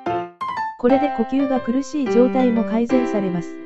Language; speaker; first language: Japanese; native; Japanese